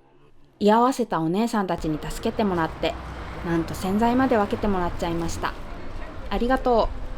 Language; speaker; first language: Japanese; native; Japanese